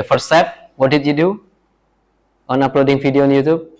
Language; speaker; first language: English; non-native, learner; Indonesian